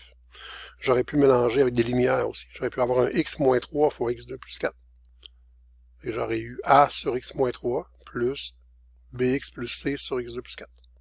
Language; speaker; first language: French; native; French